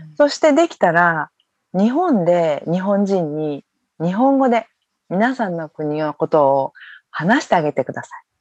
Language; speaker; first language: Japanese; native; Japanese